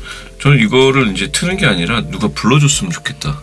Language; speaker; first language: Korean; native; Korean